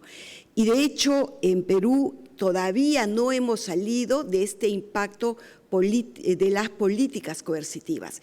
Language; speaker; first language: Spanish; native; Spanish